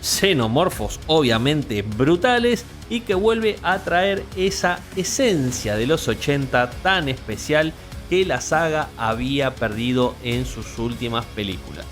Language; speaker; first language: Spanish; native; Spanish